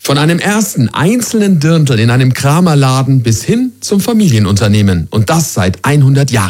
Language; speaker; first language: German; native; German